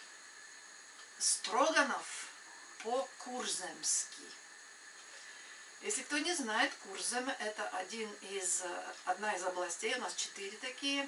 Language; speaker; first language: Russian; non-native, local second language; Latvian